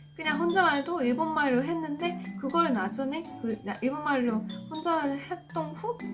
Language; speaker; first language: Korean; non-native, fluent; Japanese